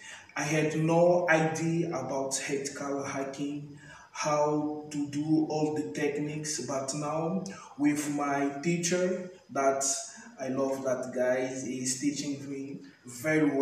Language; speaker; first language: English; non-native, fluent; Portuguese